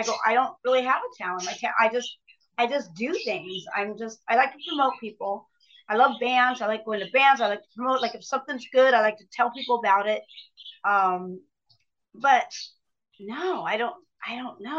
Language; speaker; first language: English; native; English